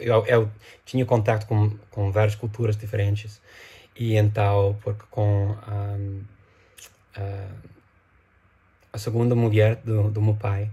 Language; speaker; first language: Portuguese; non-native, fluent; English